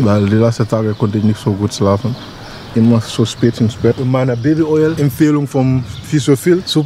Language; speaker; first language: German; non-native, learner; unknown